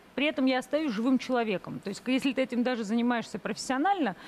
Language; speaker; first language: Russian; native; Russian